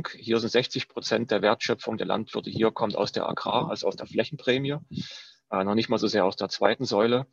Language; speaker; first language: German; native; German